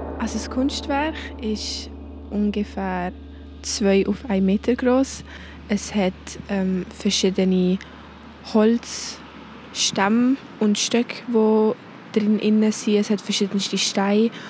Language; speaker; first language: German; native; German